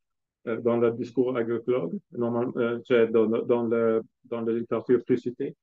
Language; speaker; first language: French; non-native, fluent; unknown